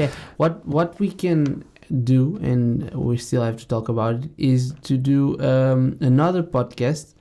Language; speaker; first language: English; non-native, fluent; Portuguese